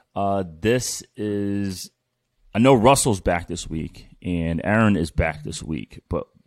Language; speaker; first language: English; native; English